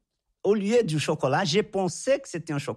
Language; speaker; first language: French; non-native, fluent; Portuguese